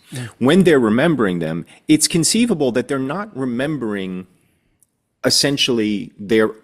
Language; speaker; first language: English; native; English